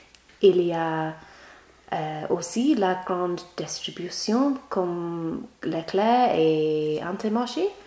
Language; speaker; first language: French; non-native, learner; English